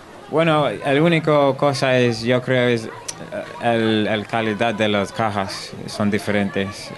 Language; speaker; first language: Spanish; non-native, learner; English